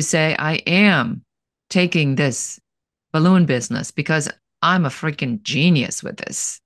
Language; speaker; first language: English; non-native, fluent; German